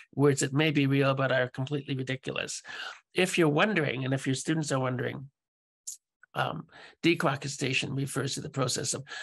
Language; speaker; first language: English; native; English